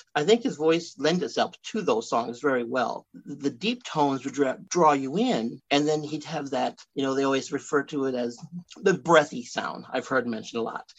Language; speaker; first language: English; native; English